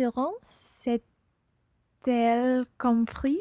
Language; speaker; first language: French; non-native, learner; English